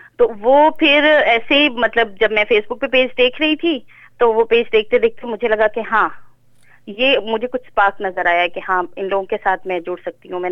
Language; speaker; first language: Urdu; native; Urdu